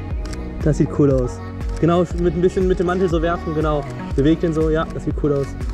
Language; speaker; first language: German; native; German